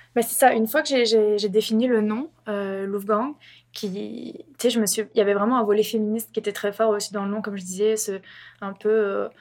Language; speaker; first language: French; native; French